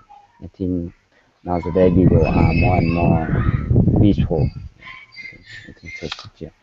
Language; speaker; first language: English; non-native, learner; Vietnamese